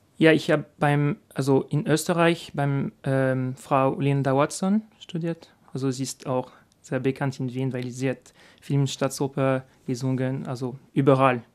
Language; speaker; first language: German; non-native, learner; French